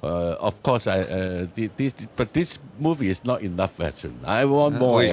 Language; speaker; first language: English; non-native, learner; Cantonese